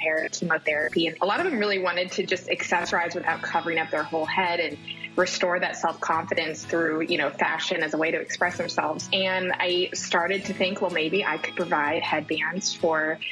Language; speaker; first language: English; native; English